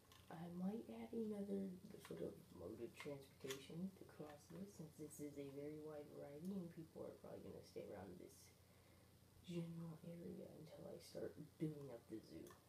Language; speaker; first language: English; native; English